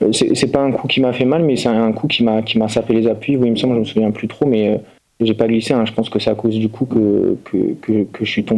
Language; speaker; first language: French; native; French